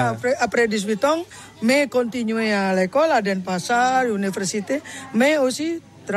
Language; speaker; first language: French; non-native, learner; Indonesian